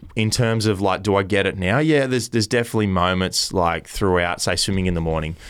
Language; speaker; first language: English; native; English